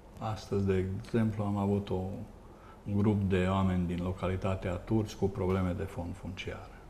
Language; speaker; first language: Romanian; non-native, local second language; Hungarian